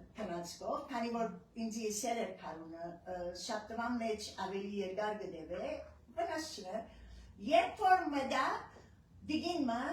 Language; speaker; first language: Armenian; early bilingual, heritage; Armenian